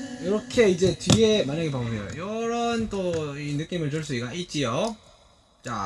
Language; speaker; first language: Korean; native; Korean